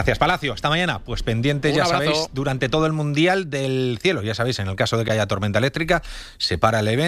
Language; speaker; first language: Spanish; native; Spanish